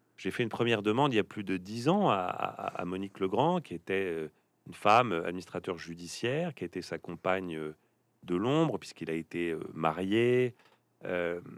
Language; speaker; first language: French; native; French